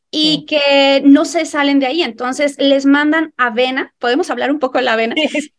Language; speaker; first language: Spanish; native; Spanish